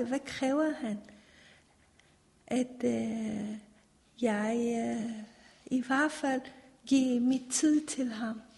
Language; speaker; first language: Danish; non-native, fluent; Persian